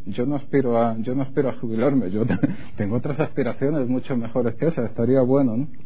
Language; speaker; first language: Spanish; native; Spanish